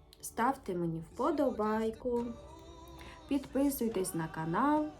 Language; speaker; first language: Ukrainian; native; Ukrainian